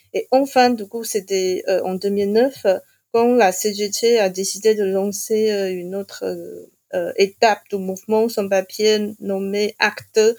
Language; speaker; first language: French; non-native, fluent; Chinese